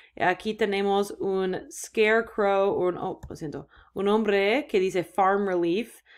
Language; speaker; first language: Spanish; non-native, fluent; English